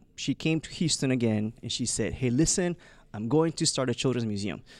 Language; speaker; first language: English; early bilingual, other home language; Chinese